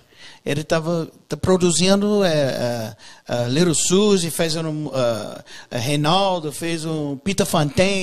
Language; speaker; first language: Portuguese; non-native, learner; English